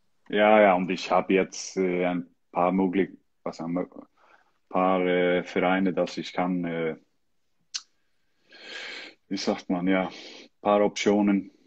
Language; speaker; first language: German; non-native, learner; Icelandic